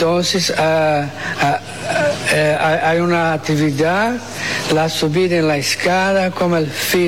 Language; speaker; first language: Spanish; non-native, learner; Portuguese